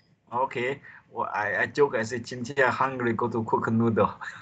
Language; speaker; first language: English; non-native, local second language; Chinese